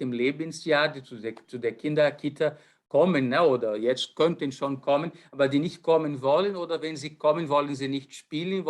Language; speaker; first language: German; non-native, fluent; Portuguese